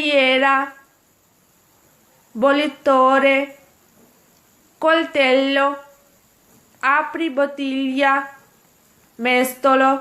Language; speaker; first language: Italian; non-native, fluent; Urdu